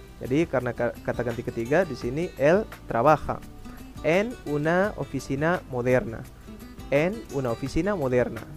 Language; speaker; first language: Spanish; non-native, fluent; Indonesian